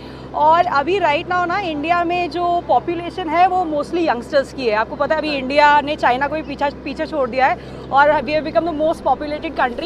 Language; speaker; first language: Hindi; native; Hindi